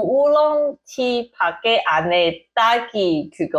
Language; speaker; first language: Korean; non-native, learner; Chinese